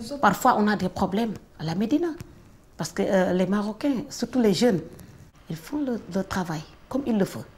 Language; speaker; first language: French; non-native, local second language; Wolof